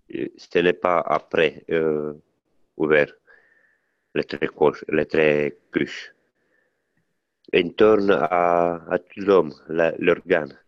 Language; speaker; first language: French; non-native, learner; Italian